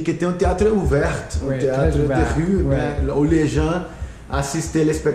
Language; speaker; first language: French; non-native, learner; Portuguese